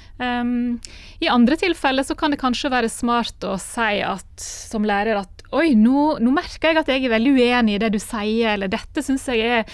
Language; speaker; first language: Norwegian; native; Norwegian